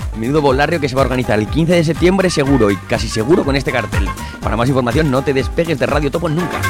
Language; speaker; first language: Spanish; native; Spanish